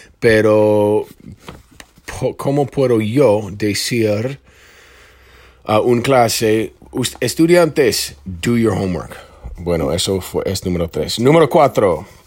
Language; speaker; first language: Spanish; non-native, fluent; English